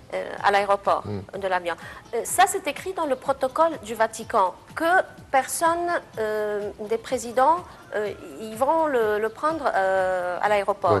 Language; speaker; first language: French; non-native, fluent; Arabic